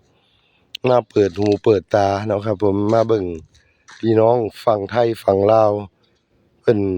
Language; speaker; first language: Thai; non-native, local second language; Northeastern Thai